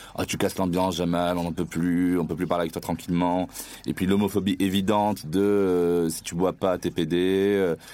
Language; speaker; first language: French; non-native, local second language; Arabic